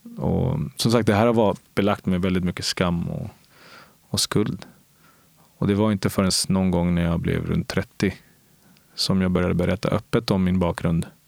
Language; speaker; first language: Swedish; early bilingual, other home language; Spanish